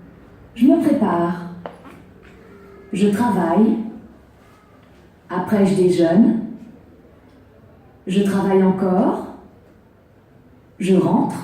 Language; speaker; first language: French; non-native, learner; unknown